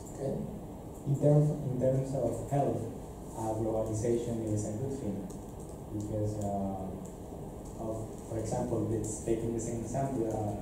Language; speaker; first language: English; non-native, fluent; Spanish